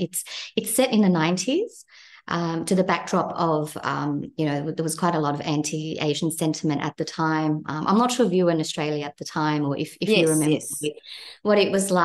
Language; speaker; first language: English; native; English